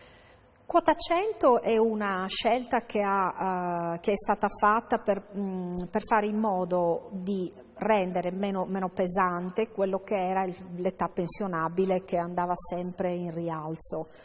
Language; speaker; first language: Italian; native; Italian